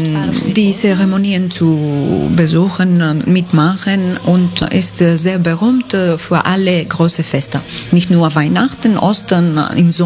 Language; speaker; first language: German; non-native, learner; Greek